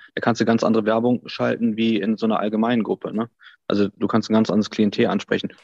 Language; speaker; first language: German; native; German